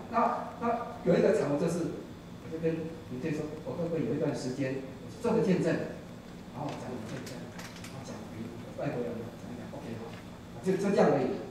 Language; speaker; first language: Chinese; native; Chinese